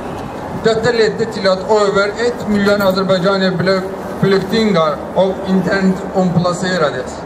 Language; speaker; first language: Swedish; non-native, fluent; Azerbaijani